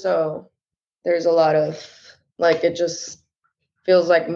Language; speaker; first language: English; early bilingual, other home language; Spanish